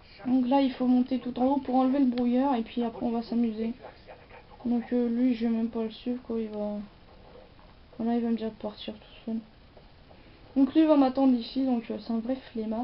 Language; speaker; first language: French; native; French